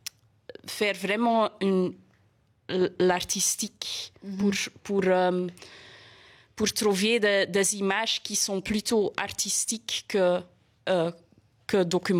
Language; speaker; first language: French; non-native, local second language; Dutch